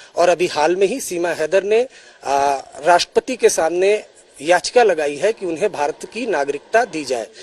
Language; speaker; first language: Hindi; native; Hindi